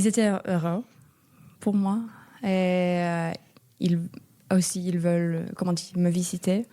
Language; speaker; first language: French; non-native, fluent; Finnish